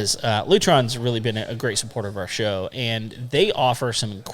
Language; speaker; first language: English; native; English